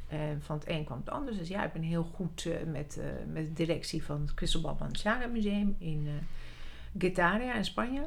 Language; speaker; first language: Dutch; early bilingual, other home language; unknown